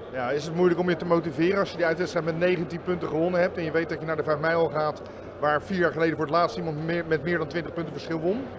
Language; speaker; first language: Dutch; native; Dutch